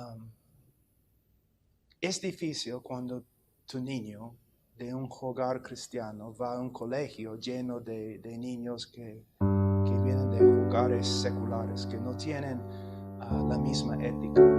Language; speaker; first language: Spanish; non-native, fluent; English